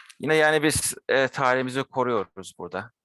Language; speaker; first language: Turkish; early bilingual, heritage; Turkish